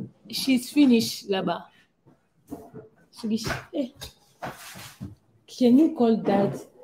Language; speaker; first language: English; non-native, learner; Lingala